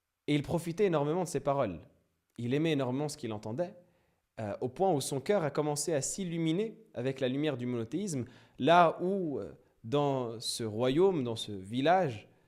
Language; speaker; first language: French; native; French